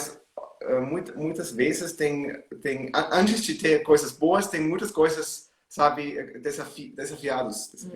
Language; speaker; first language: Portuguese; non-native, learner; German